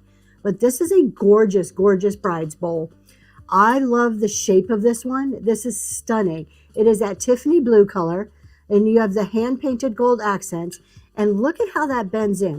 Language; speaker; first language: English; native; English